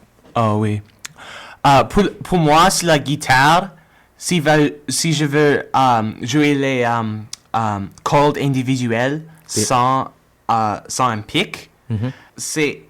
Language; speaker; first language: French; non-native, learner; English